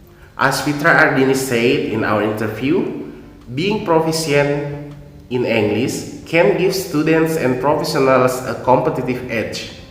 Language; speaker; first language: English; non-native, fluent; Indonesian